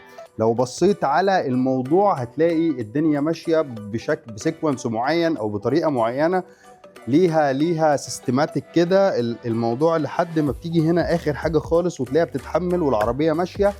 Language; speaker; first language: Arabic; native; Arabic